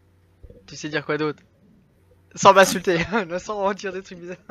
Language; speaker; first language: French; native; French